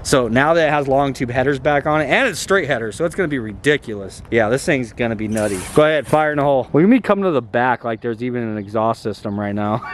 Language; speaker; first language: English; native; English